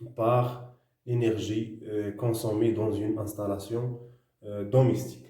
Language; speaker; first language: French; non-native, local second language; Arabic